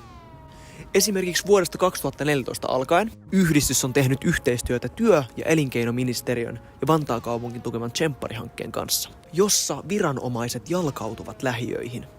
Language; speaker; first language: Finnish; native; Finnish